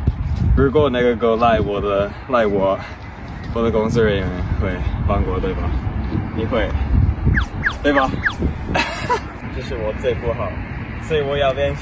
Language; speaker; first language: Chinese; non-native, learner; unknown